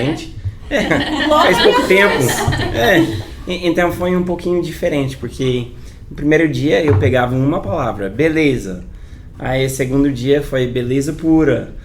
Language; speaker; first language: Portuguese; non-native, fluent; English